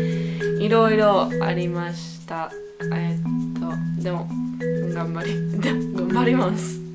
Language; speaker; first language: Japanese; non-native, learner; English